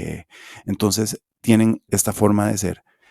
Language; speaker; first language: Spanish; native; Spanish